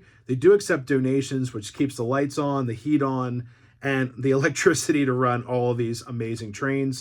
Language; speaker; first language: English; native; English